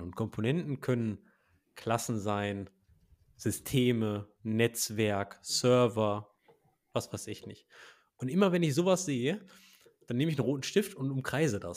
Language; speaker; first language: German; native; German